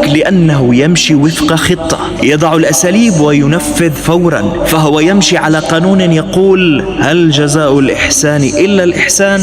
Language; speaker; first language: Arabic; native; Arabic